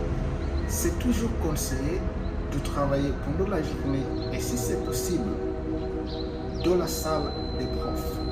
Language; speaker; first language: French; non-native, fluent; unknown